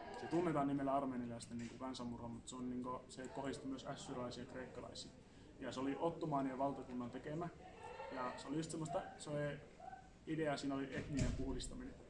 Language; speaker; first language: Finnish; early bilingual, other home language; Assyrian Neo-Aramaic